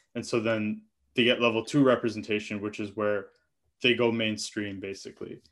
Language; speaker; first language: English; native; English